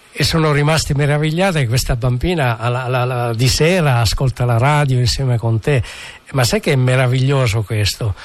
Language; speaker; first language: Italian; native; Italian